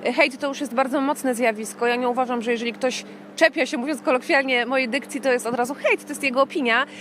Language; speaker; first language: Polish; native; Polish